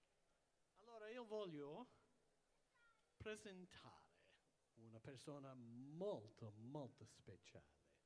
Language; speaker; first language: Italian; early bilingual, heritage; English